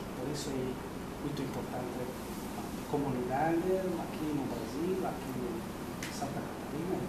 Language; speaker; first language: Portuguese; non-native, fluent; Hungarian